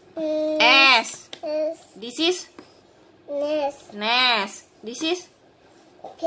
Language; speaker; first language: English; non-native, learner; Indonesian